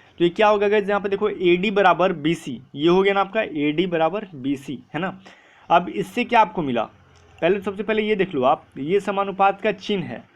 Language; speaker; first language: Hindi; native; Hindi